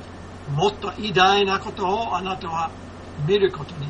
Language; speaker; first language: Japanese; non-native, fluent; English